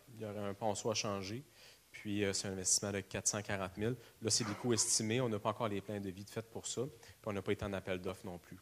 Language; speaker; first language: French; native; French